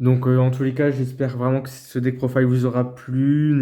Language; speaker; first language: French; native; French